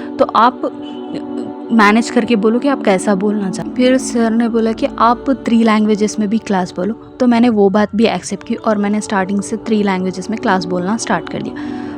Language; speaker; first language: Hindi; non-native, local second language; Urdu